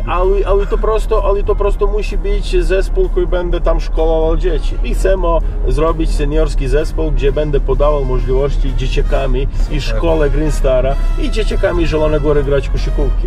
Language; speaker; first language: Polish; non-native, learner; Serbian